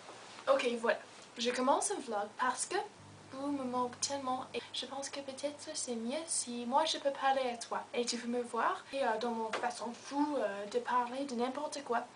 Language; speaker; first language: French; non-native, learner; English